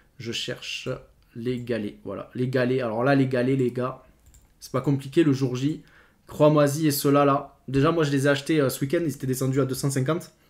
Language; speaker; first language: French; native; French